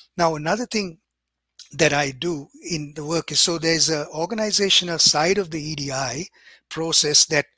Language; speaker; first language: English; non-native, local second language; Sinhala